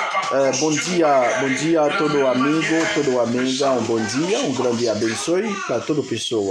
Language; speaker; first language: Portuguese; non-native, learner; Haitian Creole